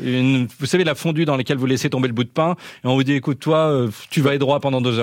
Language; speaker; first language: French; native; French